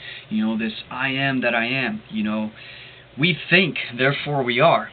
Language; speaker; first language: English; native; English